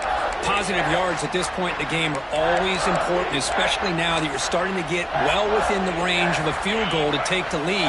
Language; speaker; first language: English; native; English